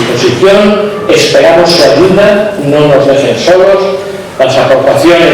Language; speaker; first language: Spanish; native; Spanish